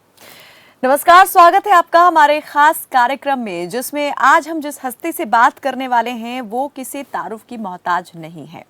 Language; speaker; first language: Hindi; native; Hindi